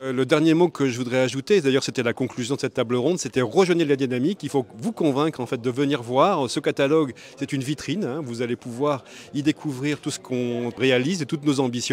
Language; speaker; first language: French; native; French